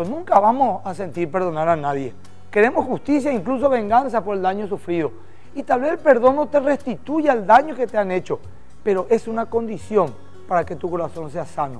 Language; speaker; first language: Spanish; native; Spanish